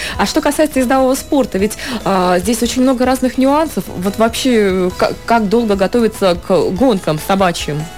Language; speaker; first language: Russian; native; Russian